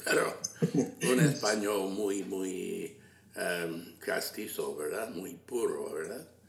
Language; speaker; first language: Spanish; non-native, fluent; English